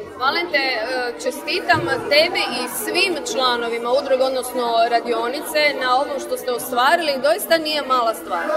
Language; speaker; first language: Croatian; native; Croatian